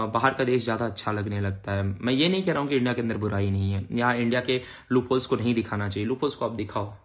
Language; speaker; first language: Hindi; native; Hindi